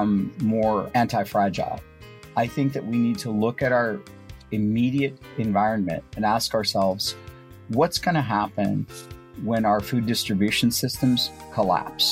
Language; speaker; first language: English; native; English